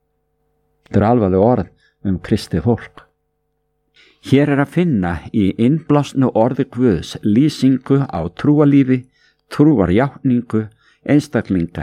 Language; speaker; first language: Icelandic; native; Icelandic